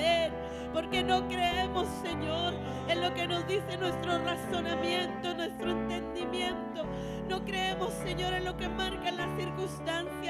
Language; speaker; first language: Spanish; native; Spanish